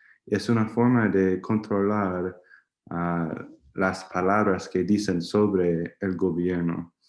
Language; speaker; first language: Spanish; non-native, learner; English